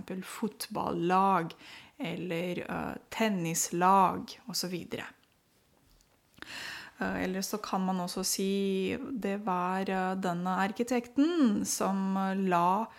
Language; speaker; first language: Norwegian; non-native, fluent; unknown